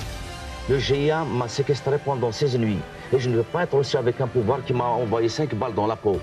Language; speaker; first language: French; non-native, local second language; Kabyle